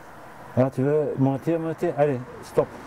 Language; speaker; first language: French; non-native, fluent; Bulgarian